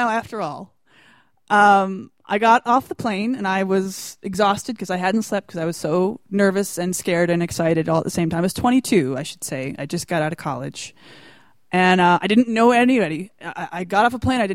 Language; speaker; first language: English; native; English